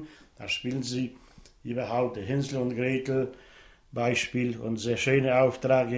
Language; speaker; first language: German; non-native, local second language; Polish